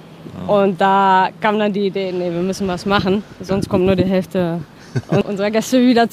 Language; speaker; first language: German; native; German